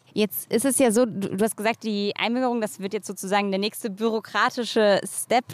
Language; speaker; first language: German; native; German